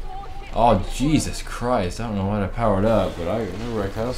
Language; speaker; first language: English; native; English